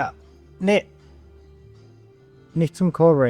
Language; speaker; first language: German; non-native, fluent; Finnish